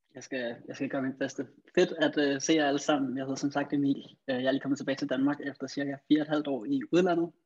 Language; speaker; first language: Danish; native; Danish